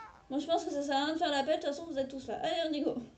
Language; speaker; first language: French; native; French